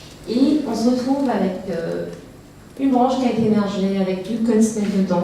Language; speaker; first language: French; native; French